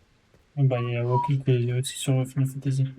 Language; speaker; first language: French; native; French